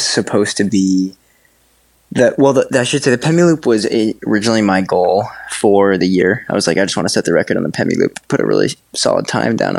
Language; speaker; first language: English; native; English